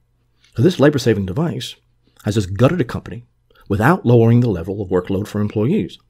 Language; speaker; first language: English; native; English